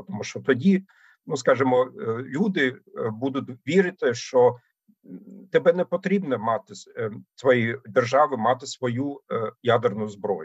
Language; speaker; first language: Ukrainian; non-native, fluent; German